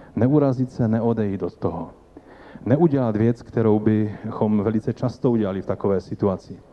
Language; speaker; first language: Czech; non-native, local second language; Polish